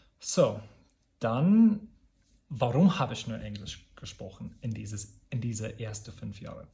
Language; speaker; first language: German; non-native, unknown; English